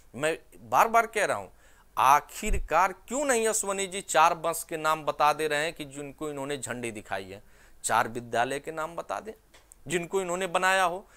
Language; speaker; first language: Hindi; native; Hindi